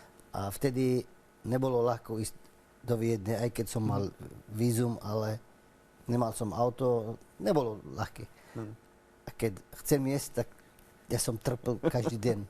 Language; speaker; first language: Slovak; non-native, learner; Arabic